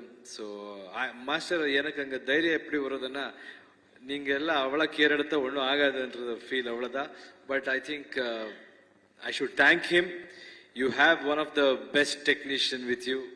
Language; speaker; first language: Tamil; non-native, learner; Kannada